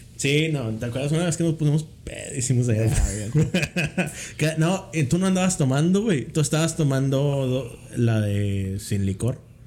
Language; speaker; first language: Spanish; early bilingual, heritage; Spanish